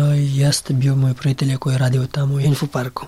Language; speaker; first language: Serbian; non-native, learner; Pashto